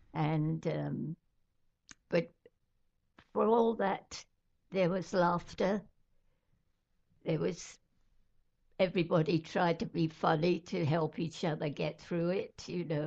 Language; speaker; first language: English; native; English